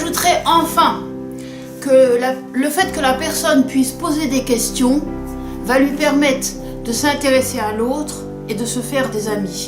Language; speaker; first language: French; native; French